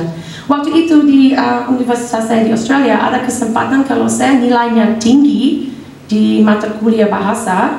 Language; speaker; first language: Indonesian; non-native, fluent; English